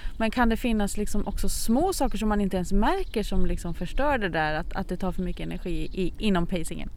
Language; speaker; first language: Swedish; native; Swedish